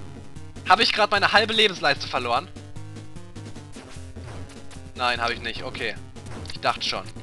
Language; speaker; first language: German; native; German